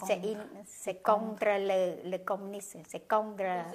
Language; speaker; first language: French; non-native, learner; Khmer